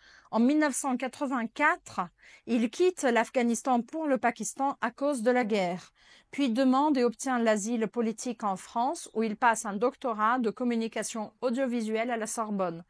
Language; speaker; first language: French; non-native, fluent; Portuguese